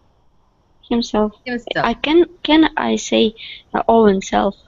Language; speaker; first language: English; non-native, learner; Russian